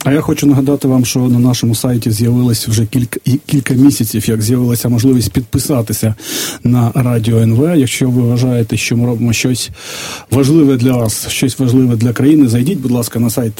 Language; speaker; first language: Ukrainian; native; Ukrainian